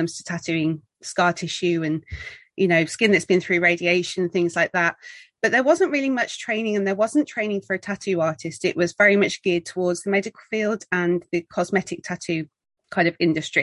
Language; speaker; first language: English; native; English